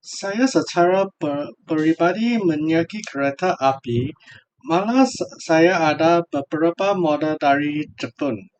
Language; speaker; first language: Malay; non-native, local second language; Chinese